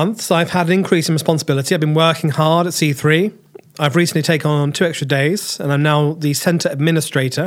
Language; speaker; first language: English; native; English